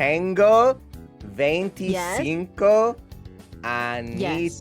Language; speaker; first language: Spanish; non-native, learner; English